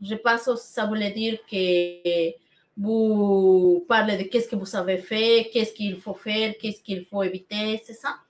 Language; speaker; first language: French; non-native, learner; Spanish